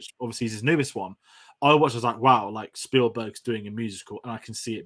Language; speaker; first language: English; native; English